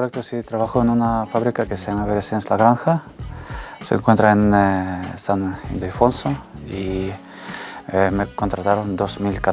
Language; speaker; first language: Spanish; non-native, fluent; Ukrainian